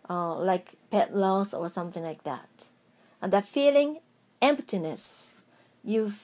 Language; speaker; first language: English; non-native, fluent; Japanese